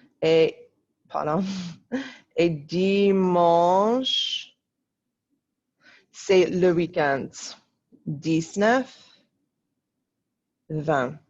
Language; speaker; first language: French; non-native, fluent; English